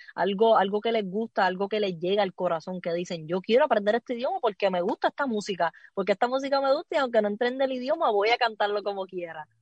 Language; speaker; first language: Spanish; native; Spanish